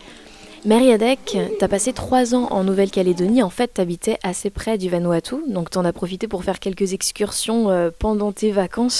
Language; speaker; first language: French; native; French